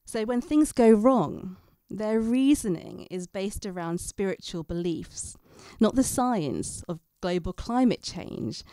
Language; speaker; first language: English; native; English